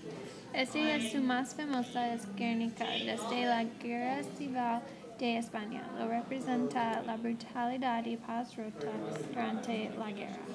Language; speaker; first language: Spanish; non-native, learner; English